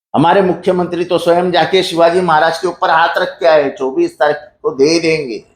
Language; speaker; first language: Hindi; non-native, local second language; Marathi